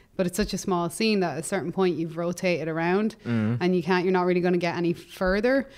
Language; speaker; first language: English; native; English